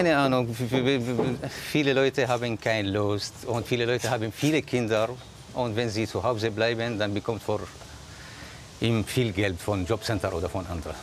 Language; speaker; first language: German; non-native, learner; Arabic